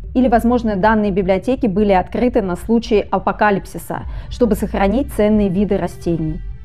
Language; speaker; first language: Russian; native; Russian